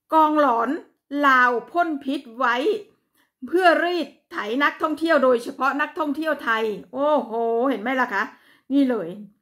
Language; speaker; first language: Thai; native; Thai